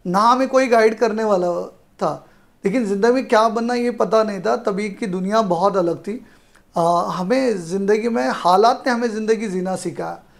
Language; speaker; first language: Hindi; non-native, local second language; Marathi